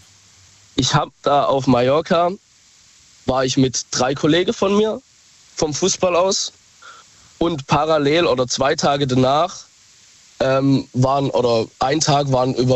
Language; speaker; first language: German; native; German